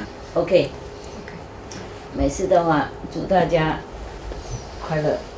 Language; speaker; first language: Chinese; non-native, fluent; Vietnamese